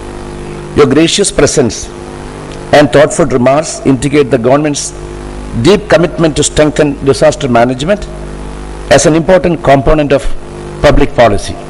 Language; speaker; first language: English; non-native, local second language; Malayalam